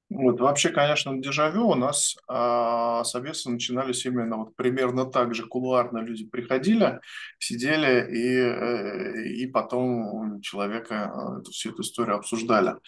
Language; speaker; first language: Russian; native; Russian